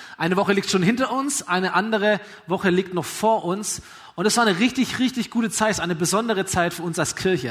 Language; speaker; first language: German; native; German